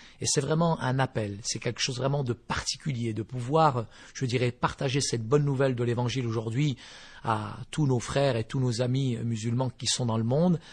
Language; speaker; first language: French; early bilingual, other home language; Berber languages